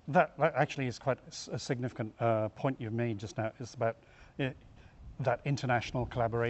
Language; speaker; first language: English; native; English